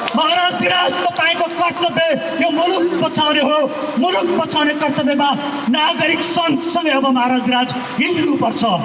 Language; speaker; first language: Nepali; native; Nepali